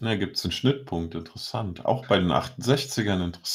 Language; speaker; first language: German; native; German